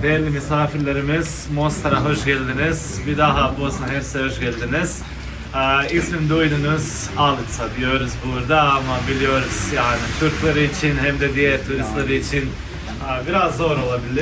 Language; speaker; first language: Turkish; non-native, fluent; Bosnian